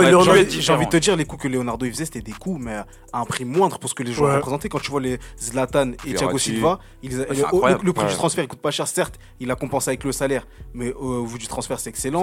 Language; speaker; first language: French; native; French